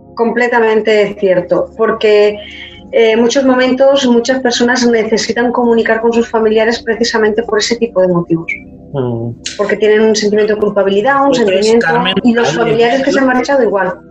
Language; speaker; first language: Spanish; native; Spanish